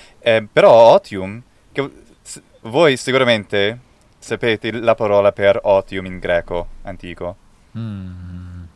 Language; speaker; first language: Italian; non-native, fluent; English